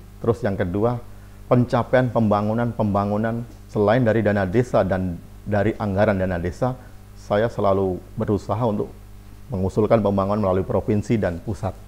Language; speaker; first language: Indonesian; non-native, local second language; Javanese